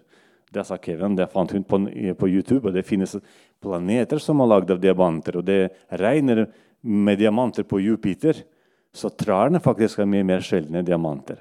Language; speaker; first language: Norwegian; non-native, local second language; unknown